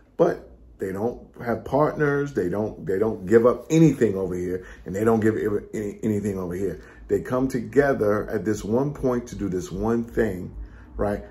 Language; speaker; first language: English; native; English